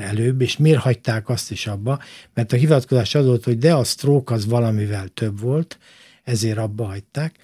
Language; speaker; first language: Hungarian; native; Hungarian